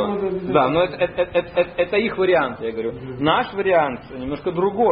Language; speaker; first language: Russian; native; Russian